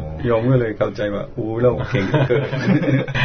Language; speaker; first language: Thai; non-native, fluent; English